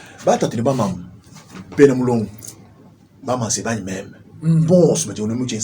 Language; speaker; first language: French; non-native, local second language; Lingala